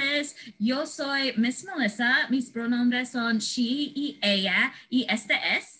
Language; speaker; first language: Spanish; early bilingual, heritage; Spanish